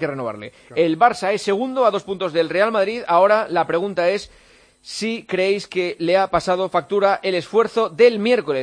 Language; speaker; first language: Spanish; native; Spanish